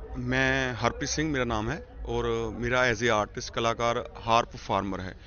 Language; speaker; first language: Hindi; non-native, local second language; Punjabi